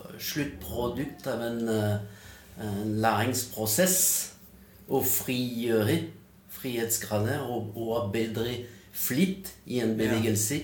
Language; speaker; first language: Norwegian; non-native, fluent; French